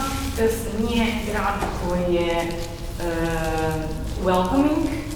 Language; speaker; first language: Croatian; non-native, fluent; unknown